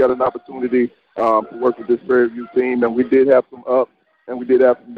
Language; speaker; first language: English; native; English